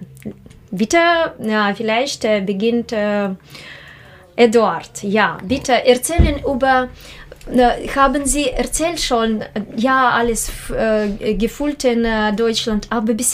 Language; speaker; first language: German; non-native, learner; Russian